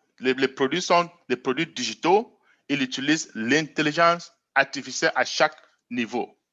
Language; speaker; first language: French; non-native, local second language; English